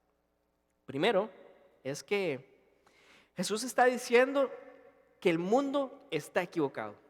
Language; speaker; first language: Spanish; native; Spanish